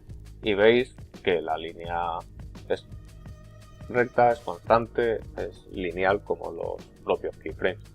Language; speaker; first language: Spanish; native; Spanish